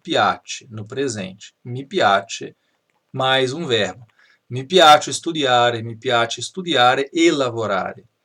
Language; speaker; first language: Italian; non-native, fluent; Portuguese